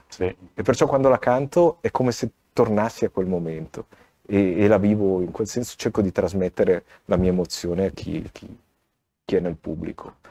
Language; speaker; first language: Italian; native; Italian